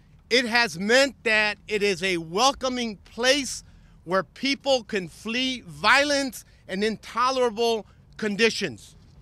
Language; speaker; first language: English; non-native, fluent; Spanish